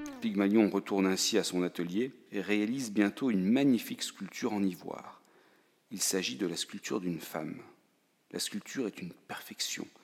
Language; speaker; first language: French; native; French